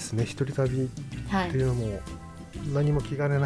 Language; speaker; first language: Japanese; native; Japanese